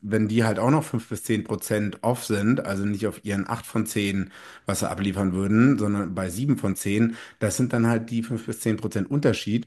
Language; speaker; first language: German; native; German